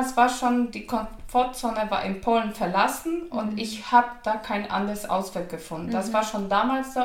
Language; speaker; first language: German; non-native, fluent; Polish